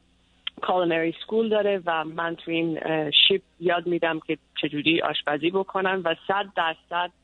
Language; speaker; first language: Persian; early bilingual, heritage; Persian